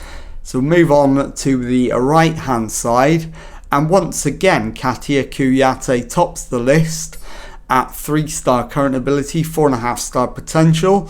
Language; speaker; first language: English; native; English